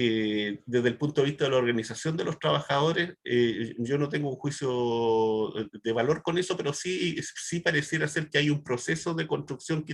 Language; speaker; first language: Spanish; native; Spanish